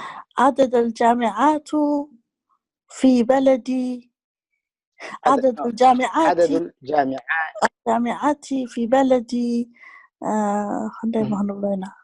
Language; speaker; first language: Arabic; non-native, learner; Tigrinya